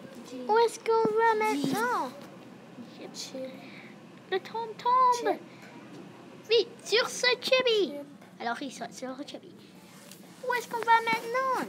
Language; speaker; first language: French; non-native, learner; English